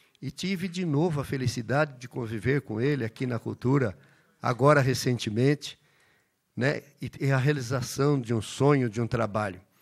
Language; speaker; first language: Portuguese; early bilingual, other home language; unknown